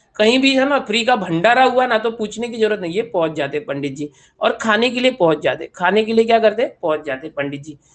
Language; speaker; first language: Hindi; non-native, local second language; Marathi